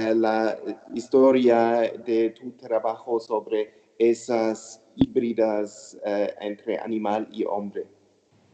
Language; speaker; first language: Spanish; non-native, learner; German